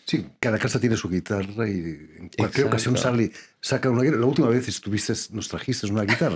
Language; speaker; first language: Spanish; native; Spanish